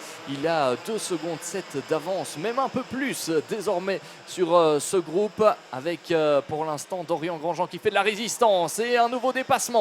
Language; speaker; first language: French; native; French